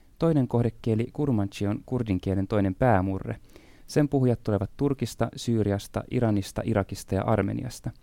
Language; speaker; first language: Finnish; native; Finnish